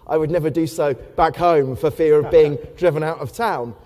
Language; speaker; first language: English; native; English